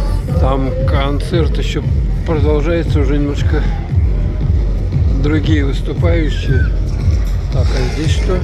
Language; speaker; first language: Russian; native; Russian